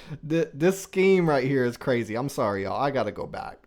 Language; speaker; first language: English; native; English